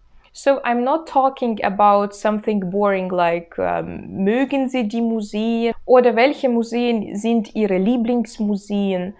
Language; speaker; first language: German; non-native, learner; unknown